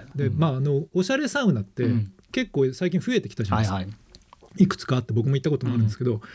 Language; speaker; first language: Japanese; native; Japanese